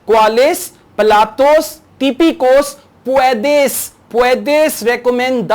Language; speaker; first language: Spanish; non-native, learner; Urdu